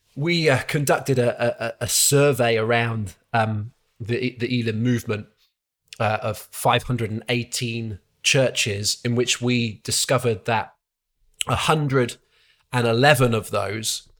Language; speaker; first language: English; native; English